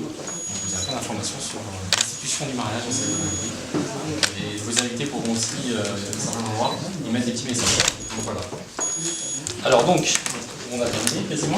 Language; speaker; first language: French; native; French